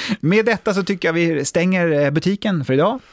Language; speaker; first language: Swedish; native; Swedish